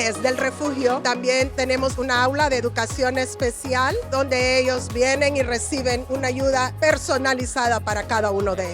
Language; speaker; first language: Spanish; native; Spanish